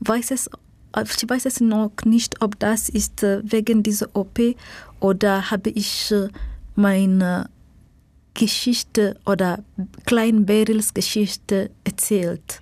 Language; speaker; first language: German; non-native, learner; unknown